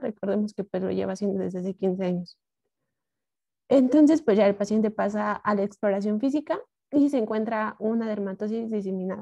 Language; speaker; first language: Spanish; native; Spanish